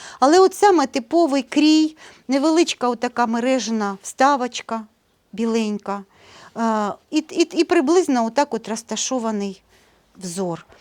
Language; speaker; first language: Ukrainian; native; Ukrainian